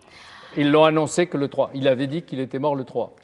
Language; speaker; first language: French; native; French